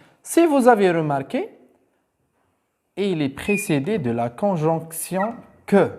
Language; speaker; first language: French; non-native, local second language; Arabic